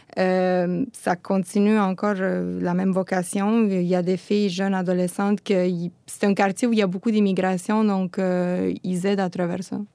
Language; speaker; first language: French; non-native, fluent; Romanian